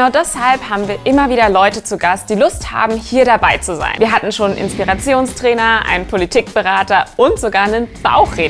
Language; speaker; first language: German; native; German